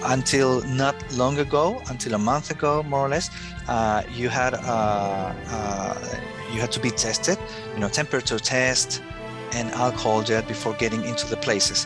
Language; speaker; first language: English; non-native, fluent; Spanish